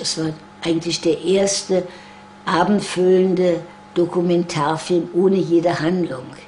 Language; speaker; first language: German; native; German